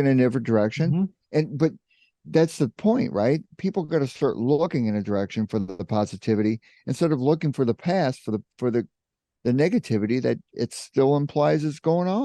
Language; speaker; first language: English; native; English